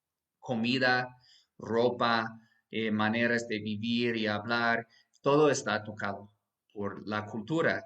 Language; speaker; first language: Spanish; non-native, fluent; English